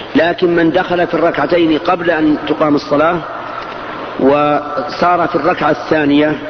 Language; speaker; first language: Arabic; native; Arabic